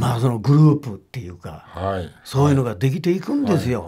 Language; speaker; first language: Japanese; native; Japanese